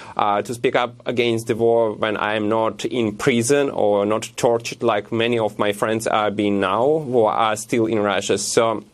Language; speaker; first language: English; non-native, fluent; Russian